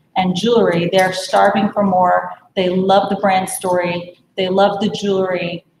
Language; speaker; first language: English; native; English